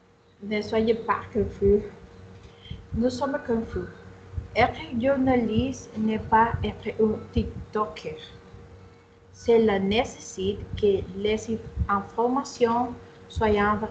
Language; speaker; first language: French; non-native, learner; Spanish